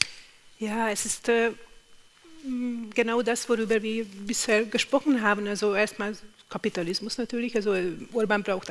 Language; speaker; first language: German; non-native, fluent; Hungarian